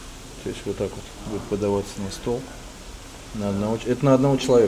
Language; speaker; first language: Russian; native; Russian